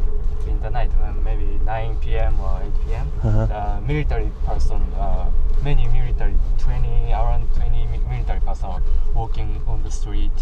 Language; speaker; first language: English; non-native, learner; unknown